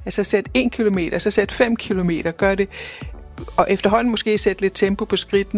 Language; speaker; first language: Danish; native; Danish